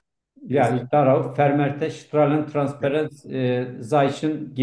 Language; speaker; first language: German; non-native, learner; Turkish